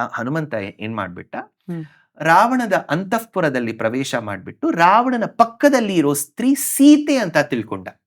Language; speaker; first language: Kannada; non-native, local second language; Tamil